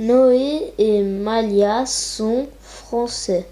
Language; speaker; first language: French; non-native, learner; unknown